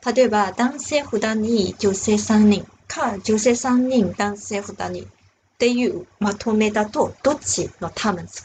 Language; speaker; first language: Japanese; non-native, fluent; Chinese